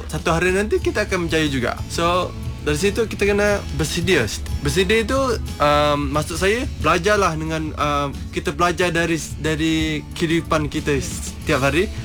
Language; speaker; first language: Malay; non-native, local second language; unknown